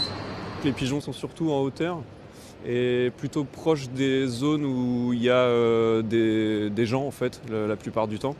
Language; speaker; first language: French; native; French